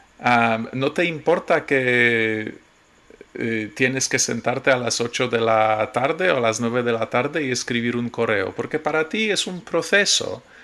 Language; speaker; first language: Spanish; non-native, fluent; Polish